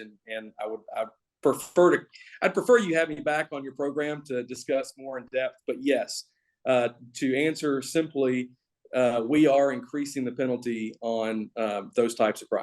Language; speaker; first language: English; native; English